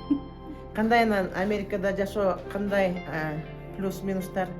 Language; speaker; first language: Kyrgyz; native; Kyrgyz